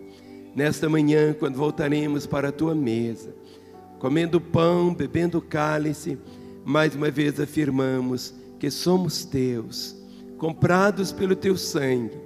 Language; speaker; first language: Portuguese; native; Portuguese